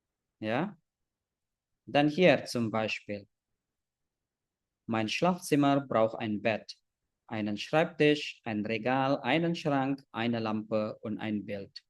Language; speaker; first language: German; non-native, fluent; Indonesian